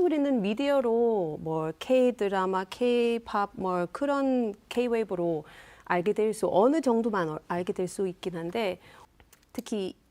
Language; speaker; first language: Korean; non-native, fluent; English